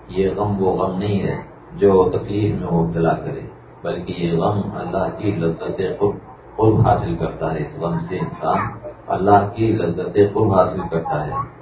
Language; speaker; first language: Urdu; native; Urdu